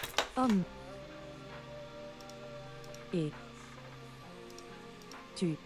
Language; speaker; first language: French; non-native, learner; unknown